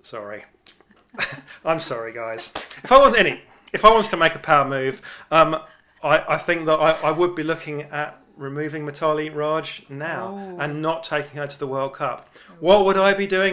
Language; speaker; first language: English; native; English